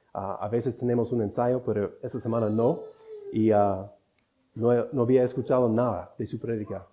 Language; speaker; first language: Spanish; non-native, fluent; English